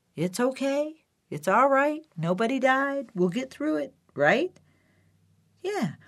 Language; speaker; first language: English; native; English